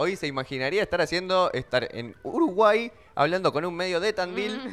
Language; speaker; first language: Spanish; native; Spanish